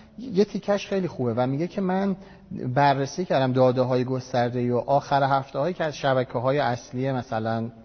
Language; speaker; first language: Persian; native; Persian